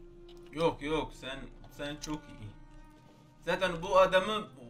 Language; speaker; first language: Turkish; non-native, learner; Arabic